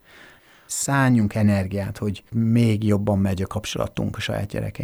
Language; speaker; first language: Hungarian; non-native, fluent; English